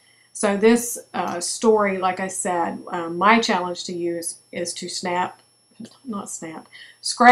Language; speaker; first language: English; native; English